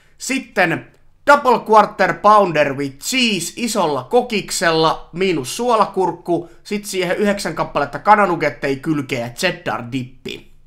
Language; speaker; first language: Finnish; native; Finnish